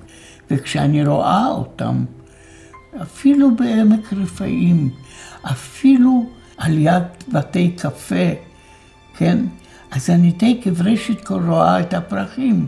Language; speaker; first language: Hebrew; non-native, fluent; Polish